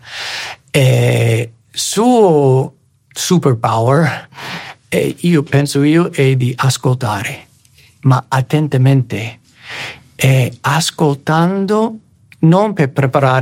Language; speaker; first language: Italian; non-native, fluent; English